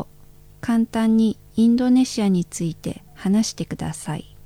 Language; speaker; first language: Japanese; non-native, fluent; Indonesian